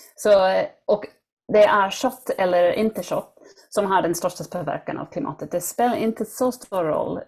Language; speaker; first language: Swedish; non-native, fluent; English